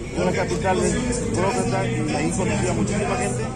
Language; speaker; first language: Spanish; native; Spanish